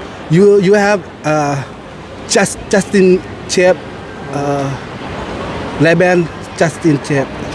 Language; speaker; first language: English; non-native, learner; Thai